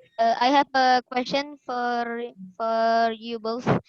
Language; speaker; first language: English; non-native, learner; Indonesian